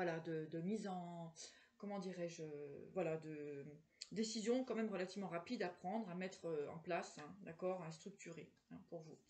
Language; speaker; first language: French; native; French